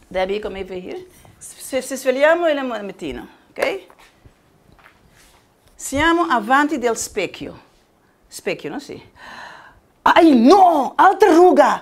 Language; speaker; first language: Italian; non-native, learner; Spanish